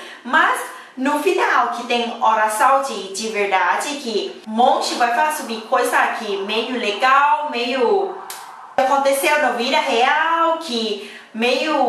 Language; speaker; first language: Portuguese; non-native, fluent; Thai